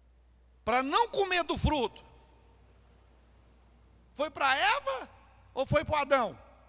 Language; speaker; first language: Portuguese; native; Portuguese